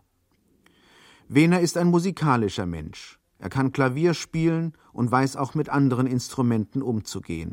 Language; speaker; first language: German; native; German